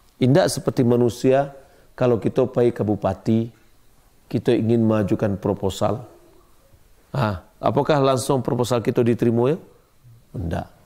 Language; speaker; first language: Malay; non-native, local second language; Minangkabau